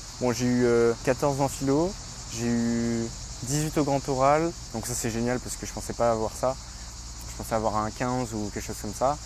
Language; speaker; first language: French; native; French